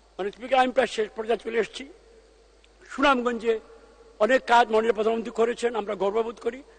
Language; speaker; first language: Bangla; native; Bangla